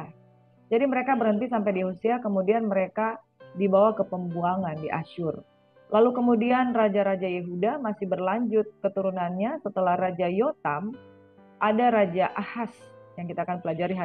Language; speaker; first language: Indonesian; native; Indonesian